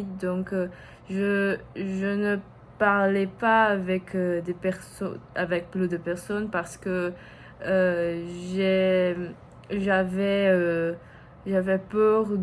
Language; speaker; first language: French; non-native, learner; Portuguese